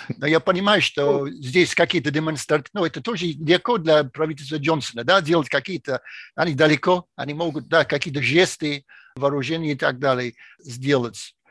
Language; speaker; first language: Russian; non-native, fluent; English